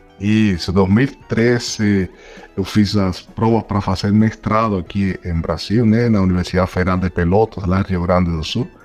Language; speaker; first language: Portuguese; non-native, fluent; Spanish